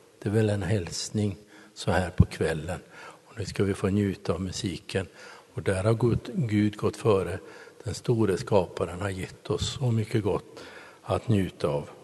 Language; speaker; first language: Swedish; native; Swedish